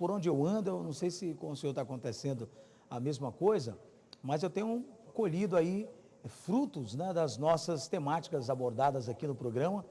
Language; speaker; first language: Portuguese; native; Portuguese